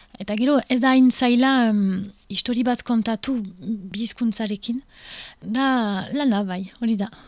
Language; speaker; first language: Basque; non-native, local second language; French